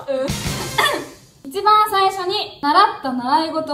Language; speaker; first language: Japanese; native; Japanese